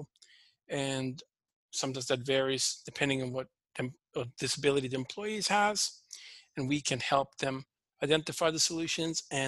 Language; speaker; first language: English; non-native, fluent; Swedish